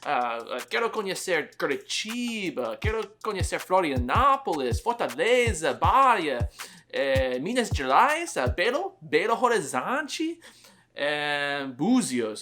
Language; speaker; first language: Portuguese; non-native, learner; English